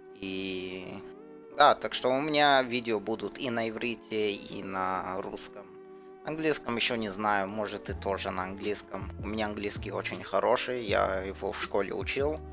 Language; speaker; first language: Russian; early bilingual, heritage; Russian